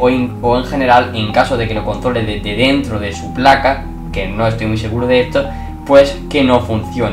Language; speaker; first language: Spanish; native; Spanish